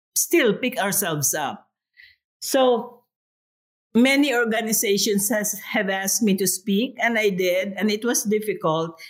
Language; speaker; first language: English; non-native, local second language; Hiligaynon